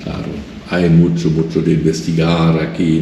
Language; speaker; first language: Spanish; non-native, fluent; German